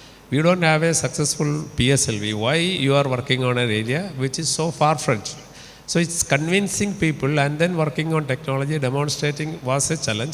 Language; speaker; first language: English; non-native, local second language; Malayalam